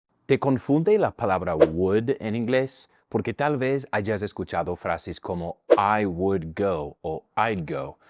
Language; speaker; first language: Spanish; non-native, fluent; English